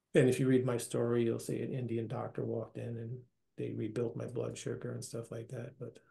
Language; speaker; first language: English; native; English